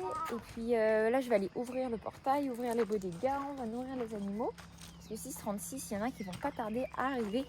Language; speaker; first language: French; native; French